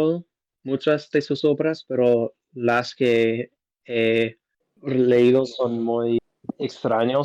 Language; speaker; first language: Spanish; non-native, learner; English